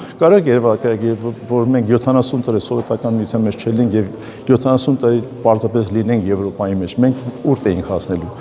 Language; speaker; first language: Armenian; early bilingual, heritage; Armenian